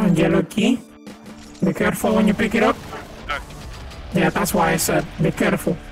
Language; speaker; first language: English; non-native, fluent; Spanish